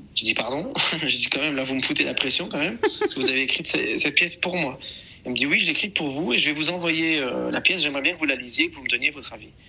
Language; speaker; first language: French; native; French